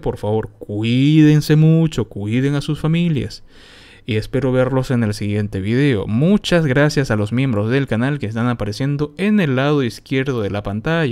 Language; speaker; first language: Spanish; native; Spanish